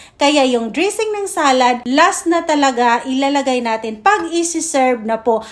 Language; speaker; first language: Filipino; native; Filipino